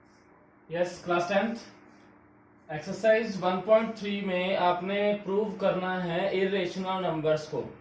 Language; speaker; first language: Hindi; native; Hindi